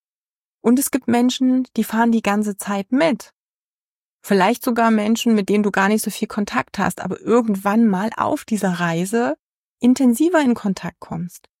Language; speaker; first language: German; native; German